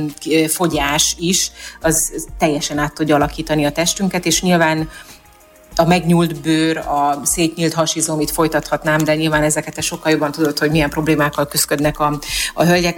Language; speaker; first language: Hungarian; native; Hungarian